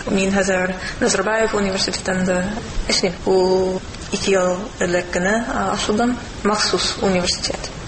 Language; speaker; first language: Tatar; non-native, fluent; English